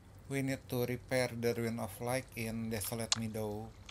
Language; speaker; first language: English; non-native, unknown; Indonesian